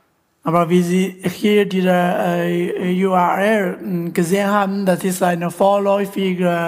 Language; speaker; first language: German; non-native, fluent; Chinese